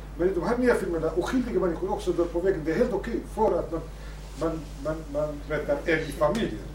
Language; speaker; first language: Swedish; non-native, fluent; Kurdish